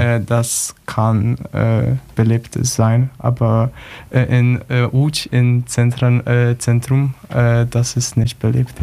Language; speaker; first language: German; non-native, learner; Polish